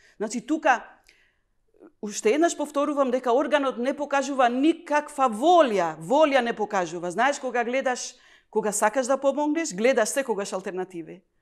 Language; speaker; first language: Macedonian; non-native, local second language; Albanian